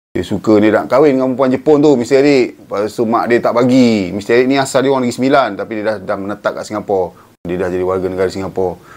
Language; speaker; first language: Malay; native; Malay